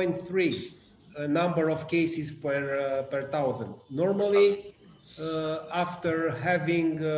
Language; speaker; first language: English; non-native, learner; Romanian